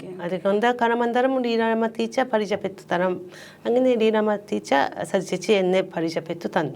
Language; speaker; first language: Malayalam; non-native, learner; Japanese